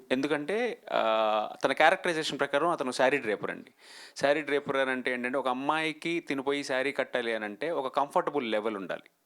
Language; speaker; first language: Telugu; native; Telugu